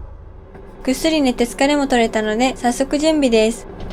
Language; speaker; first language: Japanese; native; Japanese